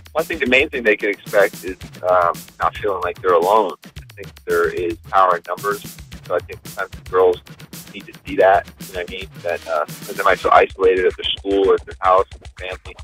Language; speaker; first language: English; native; English